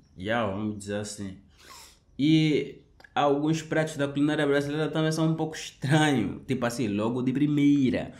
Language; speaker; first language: Portuguese; native; Portuguese